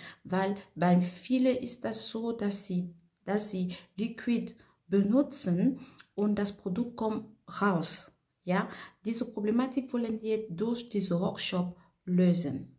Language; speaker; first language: German; non-native, fluent; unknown